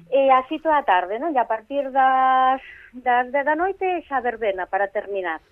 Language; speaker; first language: Galician; native; Galician